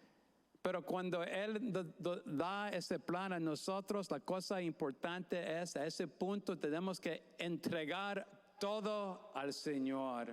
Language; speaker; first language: Spanish; non-native, fluent; English